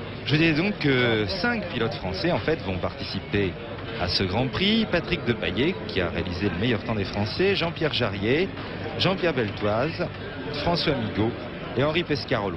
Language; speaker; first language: French; native; French